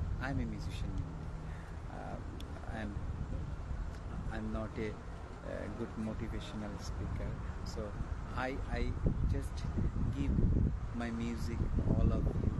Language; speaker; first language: English; non-native, learner; Bangla